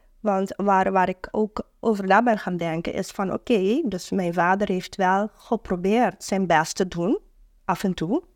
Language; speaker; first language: Dutch; non-native, local second language; Papiamento